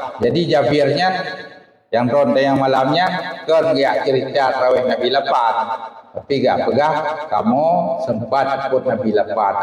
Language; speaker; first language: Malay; non-native, local second language; Achinese